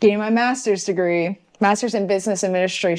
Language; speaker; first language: English; native; English